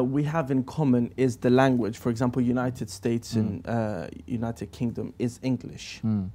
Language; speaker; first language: English; native; English